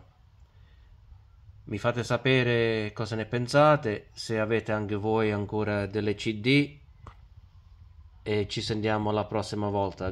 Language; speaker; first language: Italian; early bilingual, heritage; Italian